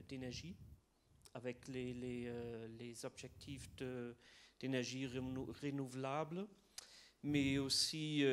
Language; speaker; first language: French; non-native, fluent; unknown